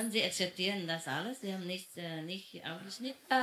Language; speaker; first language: German; non-native, learner; Vietnamese